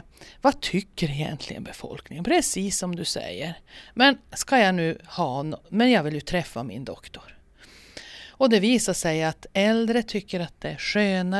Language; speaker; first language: Swedish; native; Swedish